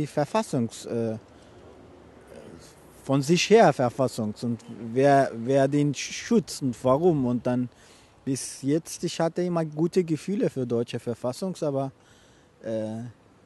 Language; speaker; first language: German; non-native, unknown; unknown